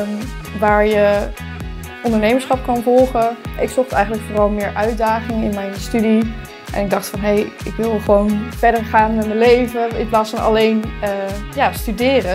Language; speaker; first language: Dutch; native; Dutch